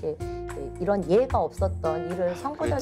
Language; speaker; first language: Korean; native; Korean